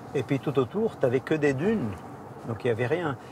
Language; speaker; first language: French; non-native, local second language; Arabic